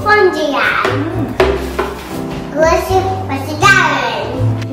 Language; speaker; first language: Chinese; early bilingual, heritage; Chinese